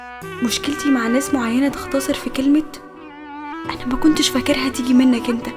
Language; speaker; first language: Arabic; native; Arabic